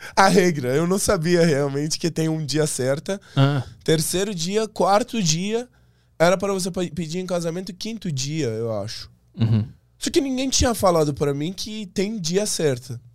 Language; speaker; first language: Portuguese; non-native, fluent; Persian